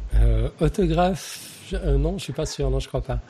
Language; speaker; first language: French; native; French